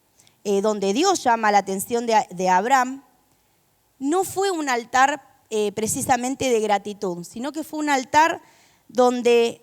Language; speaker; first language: Spanish; native; Spanish